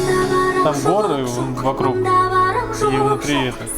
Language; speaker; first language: Russian; native; Russian